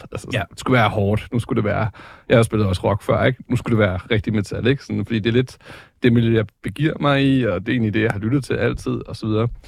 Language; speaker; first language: Danish; native; Danish